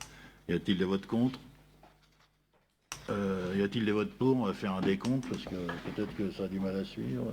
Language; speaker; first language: French; native; French